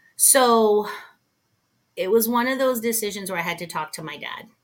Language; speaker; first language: English; native; English